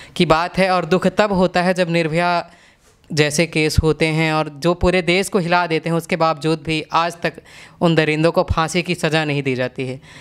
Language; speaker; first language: Hindi; native; Hindi